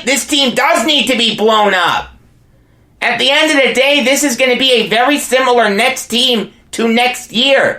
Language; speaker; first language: English; native; English